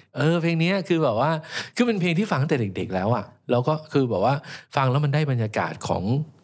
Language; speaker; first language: Thai; native; Thai